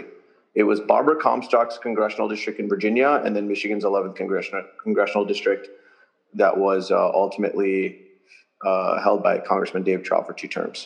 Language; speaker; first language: English; native; English